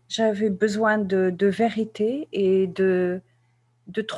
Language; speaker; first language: French; non-native, local second language; Kabyle